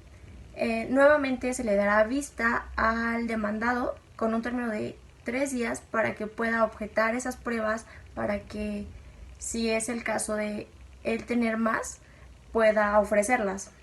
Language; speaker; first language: Spanish; native; Spanish